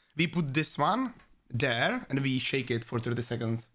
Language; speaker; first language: English; non-native, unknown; Czech